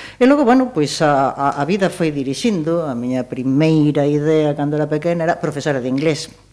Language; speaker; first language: Galician; early bilingual, heritage; Galician